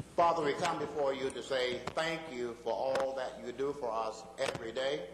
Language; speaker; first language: English; native; English